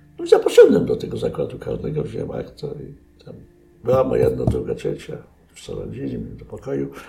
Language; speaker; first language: Polish; native; Polish